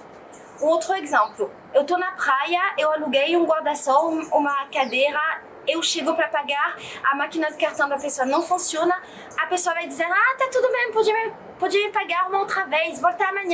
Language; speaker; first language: Portuguese; non-native, fluent; French